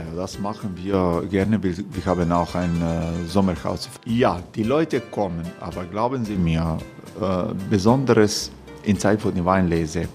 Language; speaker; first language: German; non-native, learner; Croatian